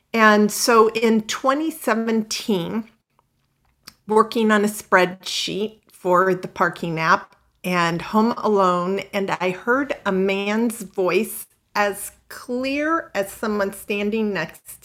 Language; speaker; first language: English; native; English